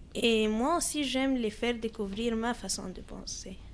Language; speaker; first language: French; non-native, fluent; Arabic